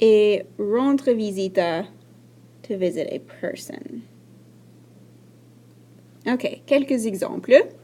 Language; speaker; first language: French; non-native, fluent; English